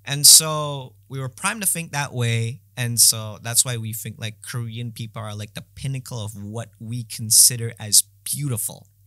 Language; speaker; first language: English; non-native, fluent; Indonesian